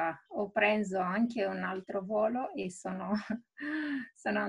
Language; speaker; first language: Italian; non-native, fluent; Romanian